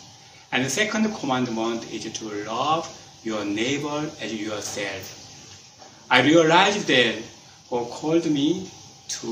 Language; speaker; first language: English; non-native, fluent; Korean